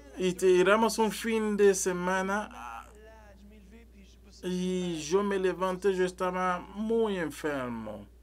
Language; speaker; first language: Spanish; non-native, learner; French